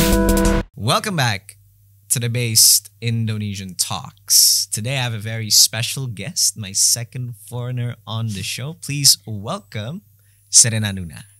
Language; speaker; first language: English; non-native, fluent; Indonesian